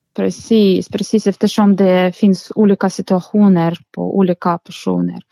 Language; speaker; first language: Swedish; non-native, learner; Ukrainian